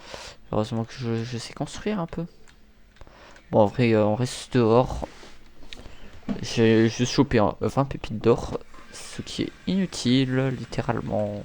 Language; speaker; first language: French; native; French